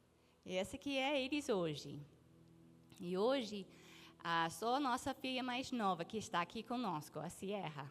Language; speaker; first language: Portuguese; non-native, fluent; English